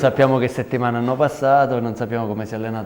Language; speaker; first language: Italian; native; Italian